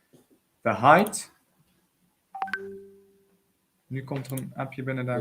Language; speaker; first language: Dutch; native; Dutch